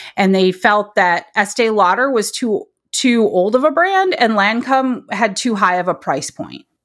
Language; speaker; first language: English; native; English